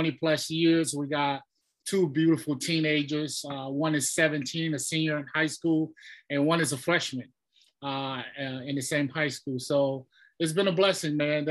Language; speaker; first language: English; early bilingual, other home language; Tongan